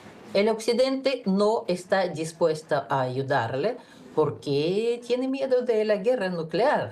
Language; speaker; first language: Spanish; non-native, fluent; Russian